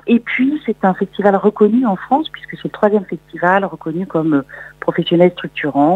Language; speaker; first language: French; native; French